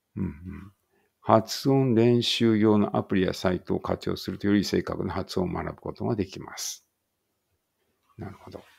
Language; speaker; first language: Japanese; native; Japanese